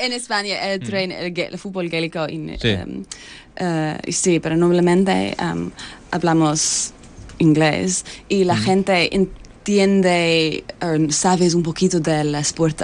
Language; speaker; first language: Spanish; non-native, learner; English